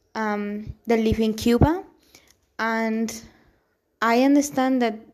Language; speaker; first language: English; non-native, fluent; Spanish